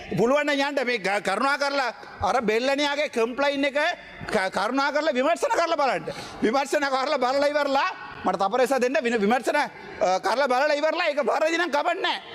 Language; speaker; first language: Sinhala; non-native, local second language; Tamil